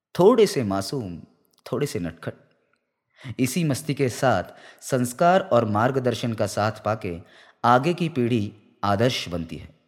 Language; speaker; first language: Hindi; non-native, local second language; Marathi